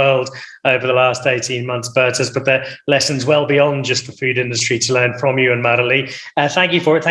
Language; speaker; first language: English; native; English